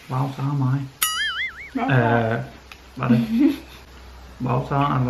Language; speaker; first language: Thai; non-native, learner; German